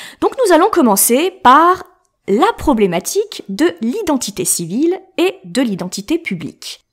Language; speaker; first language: French; native; French